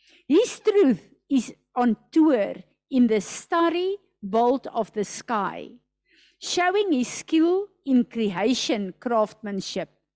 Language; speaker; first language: English; non-native, local second language; Afrikaans